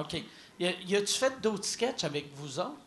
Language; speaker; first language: French; native; French